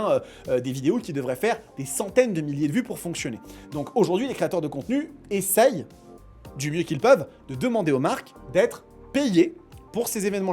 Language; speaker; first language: French; native; French